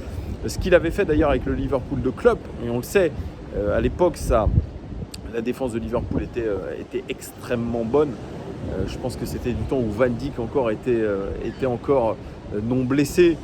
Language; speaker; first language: French; native; French